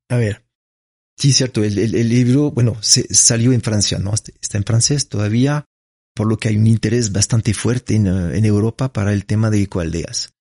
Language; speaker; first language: Spanish; non-native, fluent; French